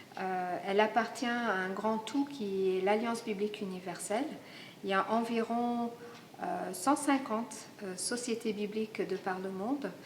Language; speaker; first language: French; native; French